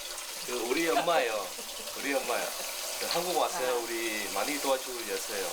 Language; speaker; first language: Korean; non-native, learner; Vietnamese